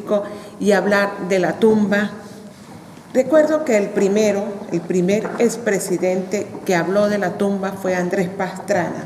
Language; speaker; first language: Spanish; native; Spanish